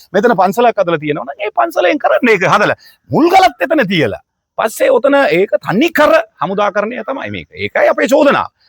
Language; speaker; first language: Sinhala; non-native, local second language; Tamil